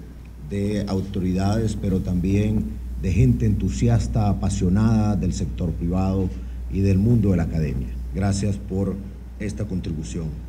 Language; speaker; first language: Spanish; native; Spanish